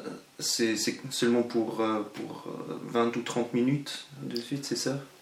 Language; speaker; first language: French; non-native, local second language; German